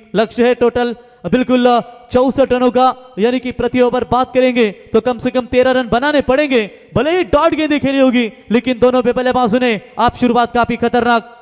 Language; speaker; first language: Hindi; non-native, local second language; Marathi